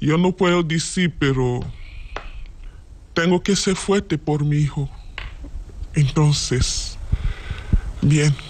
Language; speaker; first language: Spanish; non-native, learner; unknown